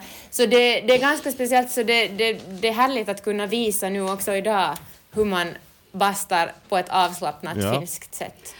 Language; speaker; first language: Swedish; native; Swedish